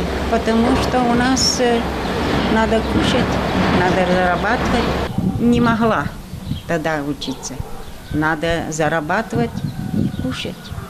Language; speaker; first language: Russian; non-native, local second language; Albanian